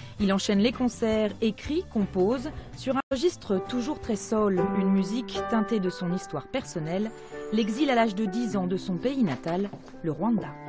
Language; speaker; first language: French; native; French